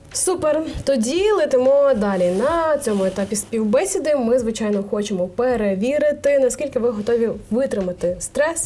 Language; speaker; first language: Ukrainian; native; Ukrainian